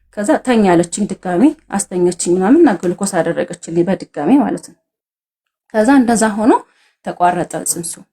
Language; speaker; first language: Amharic; native; Amharic